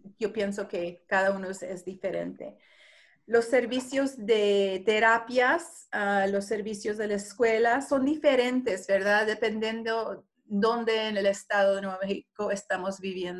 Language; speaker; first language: Spanish; non-native, learner; English